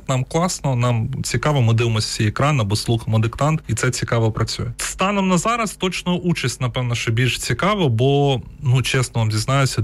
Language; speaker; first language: Ukrainian; non-native, local second language; Russian